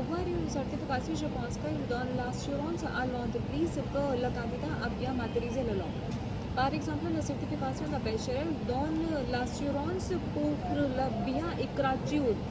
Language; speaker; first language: French; non-native, learner; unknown